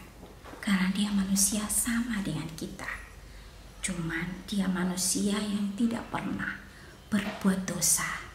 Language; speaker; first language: Indonesian; native; Indonesian